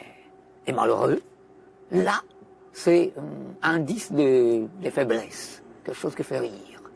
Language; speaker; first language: French; non-native, fluent; Italian